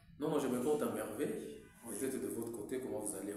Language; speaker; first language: French; non-native, local second language; Swahili